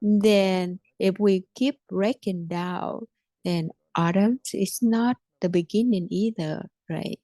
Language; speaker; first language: English; non-native, fluent; Vietnamese